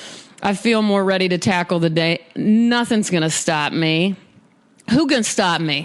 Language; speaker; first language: English; native; English